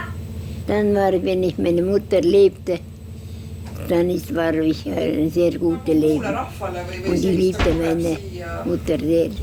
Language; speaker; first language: German; non-native, learner; Estonian